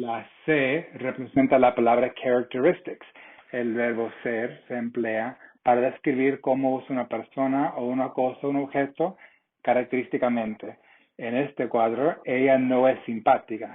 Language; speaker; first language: Spanish; non-native, fluent; English